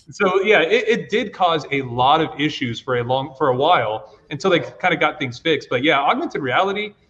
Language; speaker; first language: English; native; English